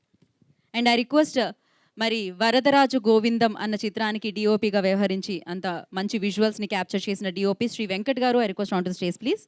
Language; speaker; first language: Telugu; native; Telugu